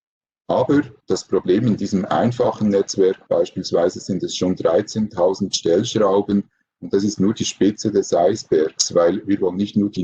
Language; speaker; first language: German; native; German